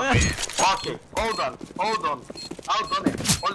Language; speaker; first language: English; non-native, learner; Bulgarian